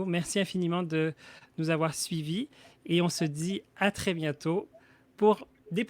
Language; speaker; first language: French; native; French